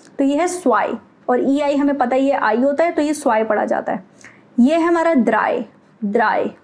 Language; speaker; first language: Hindi; native; Hindi